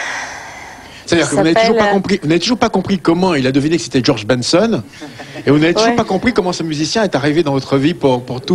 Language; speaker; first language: French; native; French